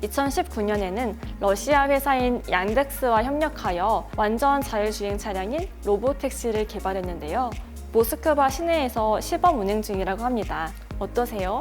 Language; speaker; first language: Korean; native; Korean